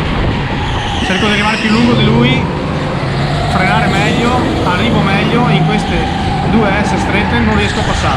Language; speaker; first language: Italian; native; Italian